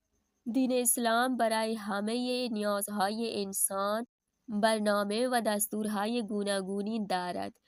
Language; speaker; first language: Persian; non-native, fluent; Urdu